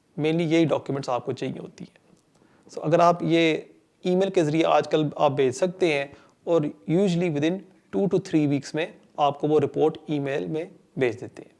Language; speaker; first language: Urdu; non-native, local second language; Punjabi